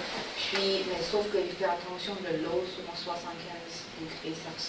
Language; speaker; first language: French; non-native, learner; Chinese